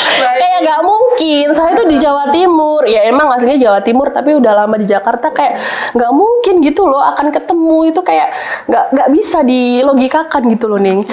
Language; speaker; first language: Indonesian; non-native, local second language; Javanese